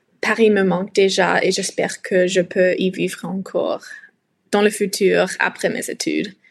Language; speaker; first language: French; non-native, learner; English